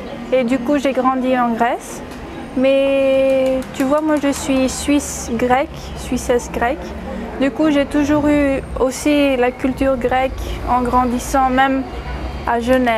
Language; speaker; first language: French; early bilingual, heritage; French